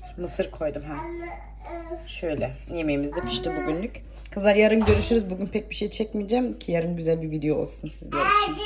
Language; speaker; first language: Turkish; early bilingual, heritage; Turkish